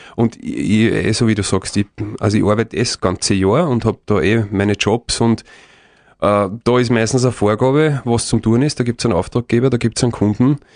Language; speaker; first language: German; native; German